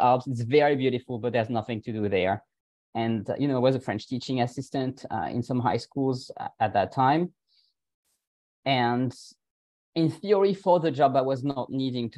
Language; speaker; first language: English; non-native, fluent; French